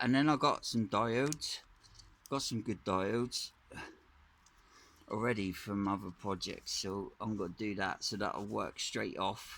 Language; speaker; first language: English; native; English